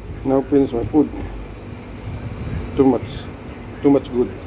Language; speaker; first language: English; non-native, learner; Filipino